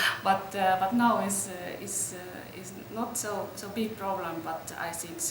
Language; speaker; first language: English; non-native, learner; Estonian